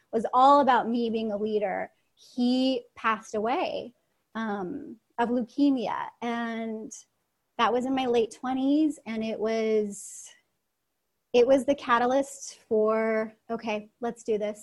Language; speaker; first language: English; early bilingual, other home language; Russian